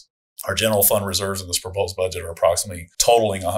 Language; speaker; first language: English; native; English